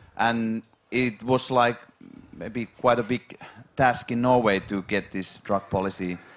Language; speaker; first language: English; non-native, fluent; Finnish